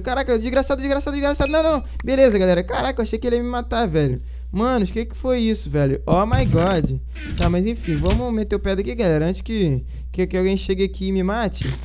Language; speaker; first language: Portuguese; native; Portuguese